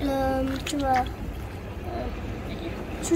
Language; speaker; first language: Indonesian; early bilingual, heritage; Indonesian